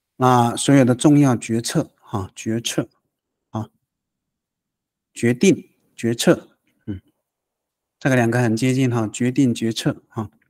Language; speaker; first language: Chinese; native; Chinese